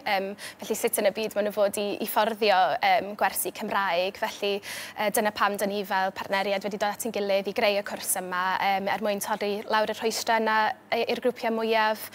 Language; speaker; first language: Welsh; native; Welsh